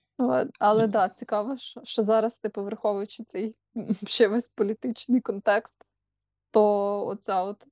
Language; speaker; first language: Ukrainian; non-native, local second language; Russian